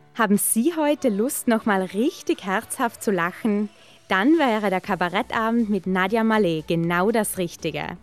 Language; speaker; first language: German; native; German